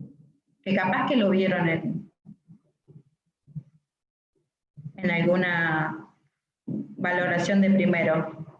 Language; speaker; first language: Spanish; native; Spanish